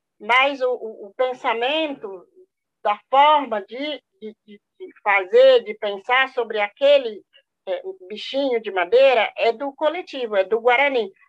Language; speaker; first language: Portuguese; non-native, local second language; Guarani